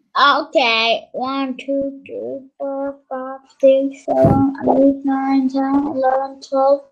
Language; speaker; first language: English; non-native, learner; Turkish